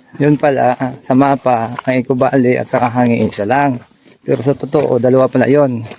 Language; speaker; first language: Filipino; native; Filipino